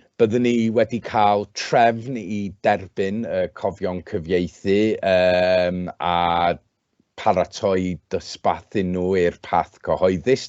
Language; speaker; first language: Welsh; non-native, local second language; English